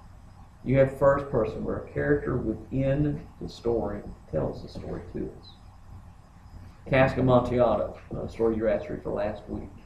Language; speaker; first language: English; native; English